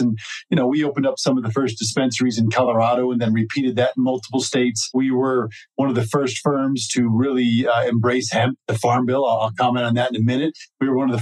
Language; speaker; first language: English; native; English